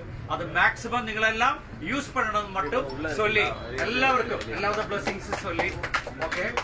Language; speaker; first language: Tamil; non-native, learner; Malayalam